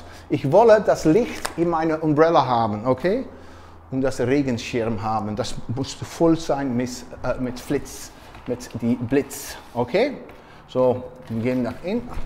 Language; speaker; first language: German; non-native, learner; Dutch